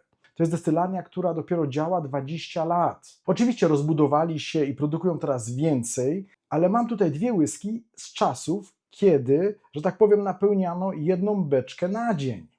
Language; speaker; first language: Polish; native; Polish